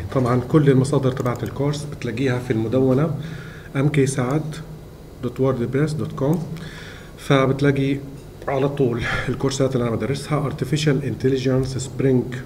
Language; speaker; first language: Arabic; native; Arabic